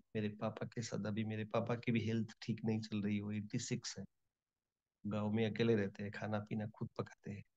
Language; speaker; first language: Hindi; non-native, local second language; Gujarati